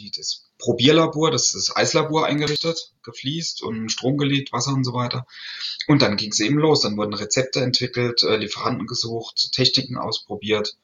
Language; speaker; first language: German; native; German